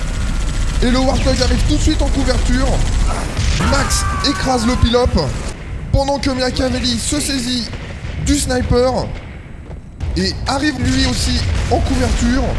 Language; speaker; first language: French; native; French